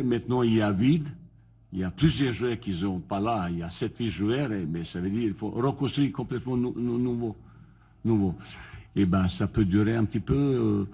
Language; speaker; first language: French; non-native, learner; Bosnian